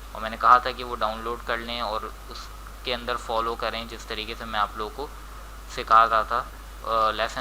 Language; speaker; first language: Hindi; native; Hindi